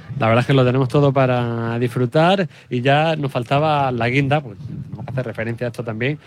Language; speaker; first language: Spanish; native; Spanish